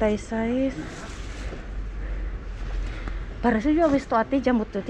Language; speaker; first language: Spanish; non-native, learner; Filipino